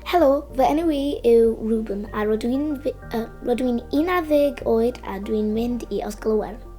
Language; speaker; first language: Welsh; non-native, local second language; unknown